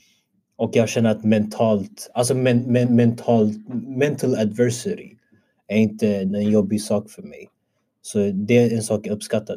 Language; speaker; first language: Swedish; early bilingual, other home language; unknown